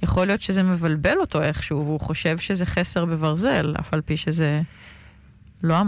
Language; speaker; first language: Hebrew; native; Hebrew